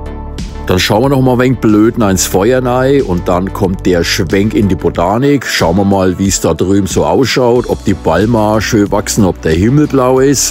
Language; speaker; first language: German; native; German